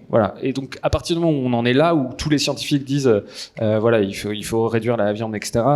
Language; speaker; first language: French; native; French